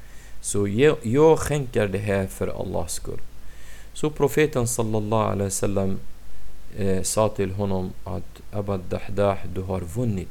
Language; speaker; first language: Swedish; non-native, fluent; Arabic